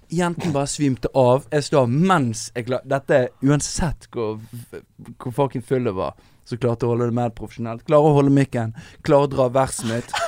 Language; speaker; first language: Norwegian; native; Norwegian